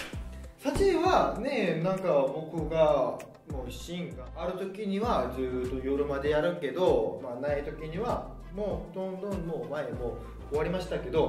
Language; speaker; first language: Japanese; non-native, fluent; Korean